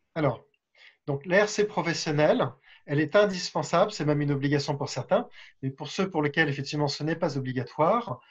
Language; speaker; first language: French; native; French